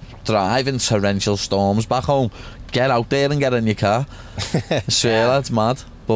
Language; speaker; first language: English; native; English